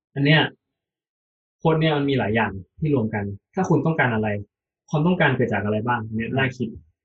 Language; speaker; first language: Thai; native; Thai